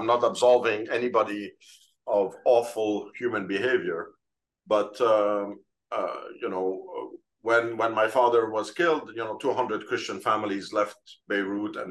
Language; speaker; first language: English; non-native, fluent; Arabic